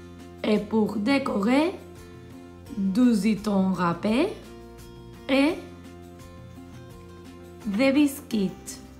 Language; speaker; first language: French; non-native, learner; Spanish